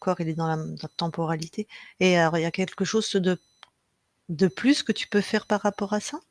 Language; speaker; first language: French; native; French